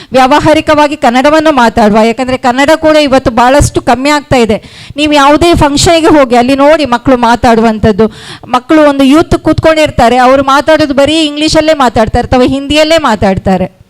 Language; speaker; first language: Kannada; non-native, local second language; Tulu